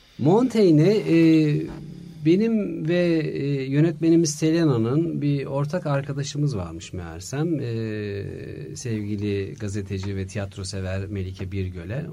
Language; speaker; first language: Turkish; early bilingual, heritage; Turkish